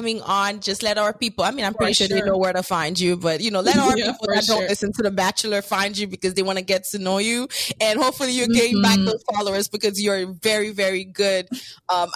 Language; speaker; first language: English; non-native, fluent; French